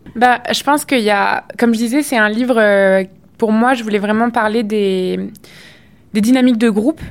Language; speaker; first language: French; native; French